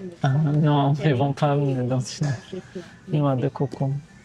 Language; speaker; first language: French; non-native, fluent; Portuguese